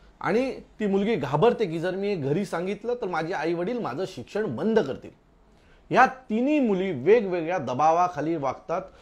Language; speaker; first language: Marathi; native; Marathi